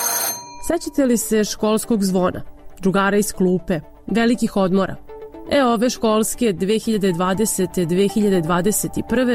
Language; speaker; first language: Serbian; native; Serbian